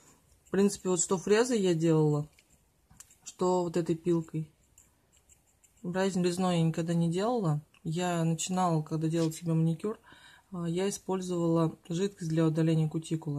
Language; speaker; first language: Russian; native; Russian